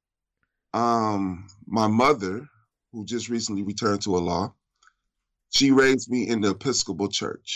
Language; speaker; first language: English; native; English